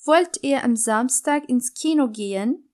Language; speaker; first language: German; non-native, fluent; Turkish